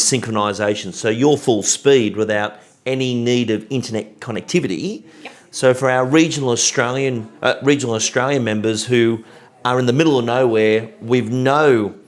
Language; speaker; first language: English; native; English